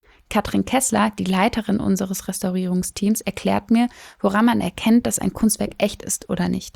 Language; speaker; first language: German; native; German